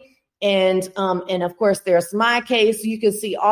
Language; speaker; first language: English; native; English